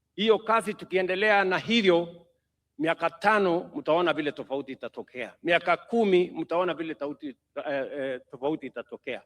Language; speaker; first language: Swahili; non-native, local second language; Kalenjin